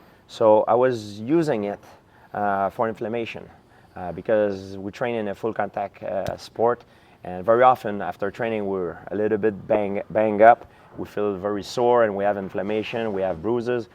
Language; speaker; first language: English; non-native, fluent; French